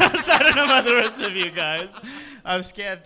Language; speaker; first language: English; non-native, local second language; Sinhala